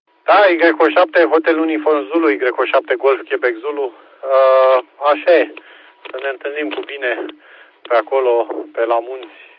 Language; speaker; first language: Romanian; native; Romanian